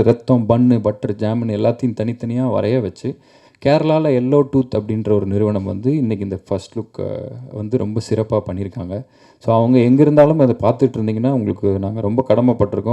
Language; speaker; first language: Tamil; native; Tamil